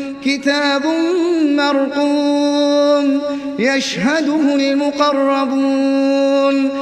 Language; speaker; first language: Arabic; native; Arabic